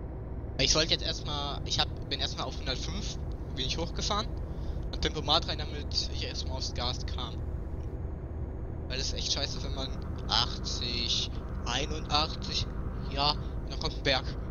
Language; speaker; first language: German; native; German